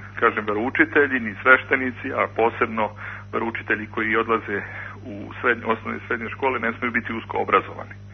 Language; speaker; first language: Croatian; native; Croatian